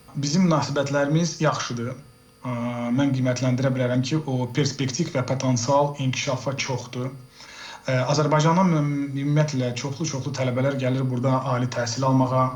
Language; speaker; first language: Azerbaijani; early bilingual, heritage; Azerbaijani